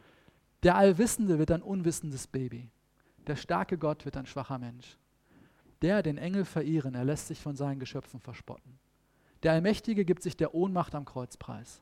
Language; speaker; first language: German; native; German